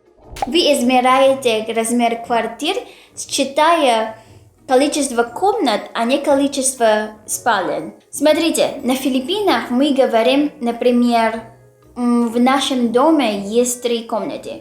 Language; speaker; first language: Russian; non-native, learner; Filipino